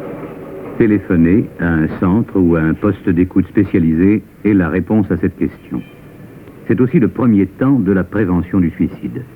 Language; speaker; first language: French; native; French